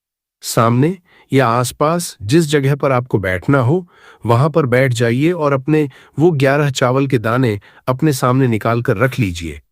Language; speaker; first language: Hindi; native; Hindi